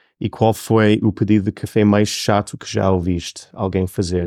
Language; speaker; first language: Portuguese; non-native, fluent; English